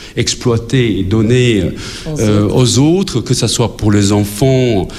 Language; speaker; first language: French; non-native, fluent; Albanian